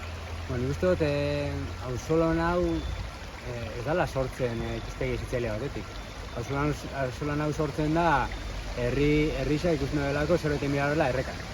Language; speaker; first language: Basque; native; Basque